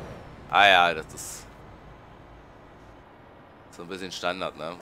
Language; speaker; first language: German; native; German